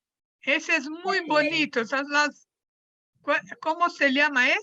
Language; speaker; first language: Spanish; non-native, learner; Portuguese